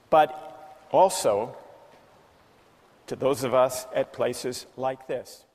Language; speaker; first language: English; native; English